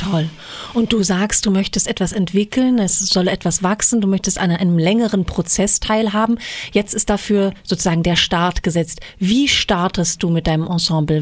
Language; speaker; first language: German; native; German